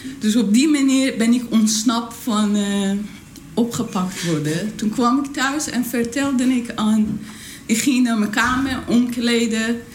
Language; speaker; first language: Dutch; non-native, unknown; Persian